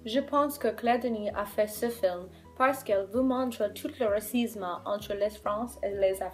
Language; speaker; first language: French; non-native, learner; English